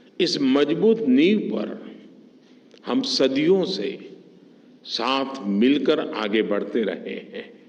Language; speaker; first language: Hindi; non-native, local second language; Gujarati